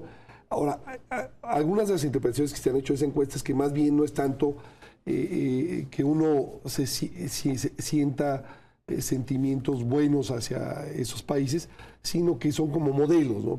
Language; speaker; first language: Spanish; native; Spanish